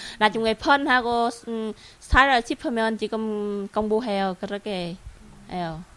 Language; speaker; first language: Korean; non-native, learner; Vietnamese